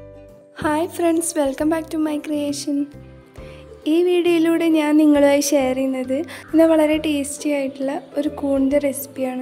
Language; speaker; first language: Malayalam; native; Malayalam